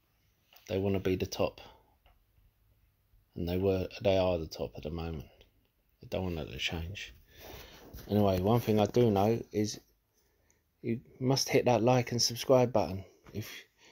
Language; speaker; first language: English; native; English